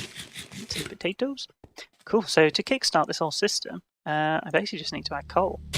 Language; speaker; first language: English; native; English